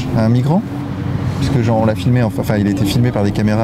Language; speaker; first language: French; native; French